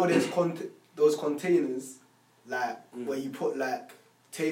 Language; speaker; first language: English; native; English